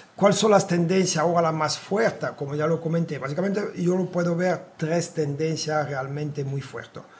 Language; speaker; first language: Spanish; non-native, fluent; French